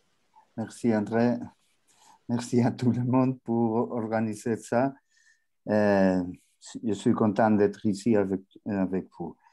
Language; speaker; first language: French; non-native, learner; Spanish